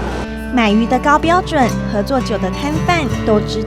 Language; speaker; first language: Chinese; native; Chinese